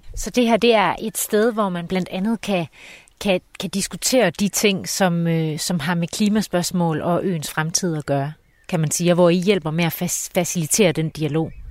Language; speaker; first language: Danish; native; Danish